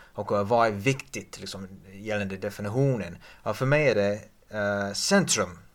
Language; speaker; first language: Swedish; non-native, fluent; English